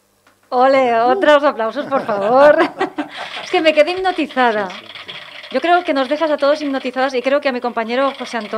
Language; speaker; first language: Spanish; native; Spanish